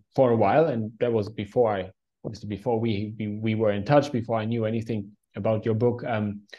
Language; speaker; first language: English; non-native, fluent; German